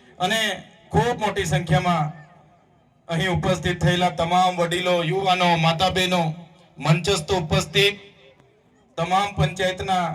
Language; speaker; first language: Gujarati; non-native, local second language; Vasavi